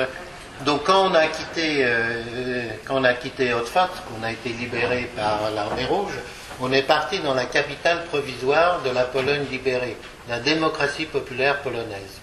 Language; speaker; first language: French; early bilingual, other home language; Polish